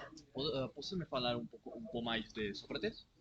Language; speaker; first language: Portuguese; non-native, learner; Catalan